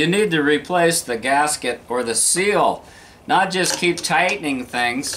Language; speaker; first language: English; native; English